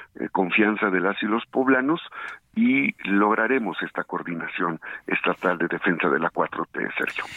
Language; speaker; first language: Spanish; native; Spanish